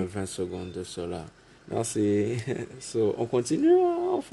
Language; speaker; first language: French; non-native, learner; English